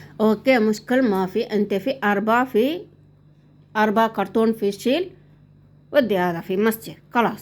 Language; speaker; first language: Arabic; non-native, learner; Malayalam